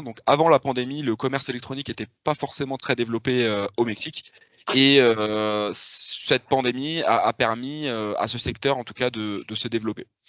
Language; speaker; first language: French; native; French